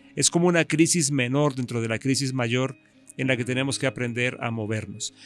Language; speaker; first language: Spanish; native; Spanish